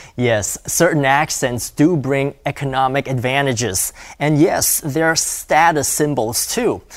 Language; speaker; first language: English; native; English